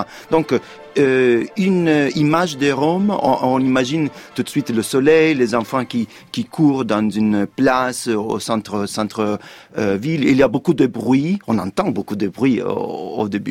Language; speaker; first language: French; non-native, fluent; Italian